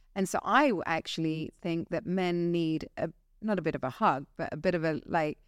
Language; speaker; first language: English; native; English